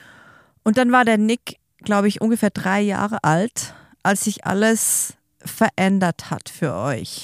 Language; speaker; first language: German; native; German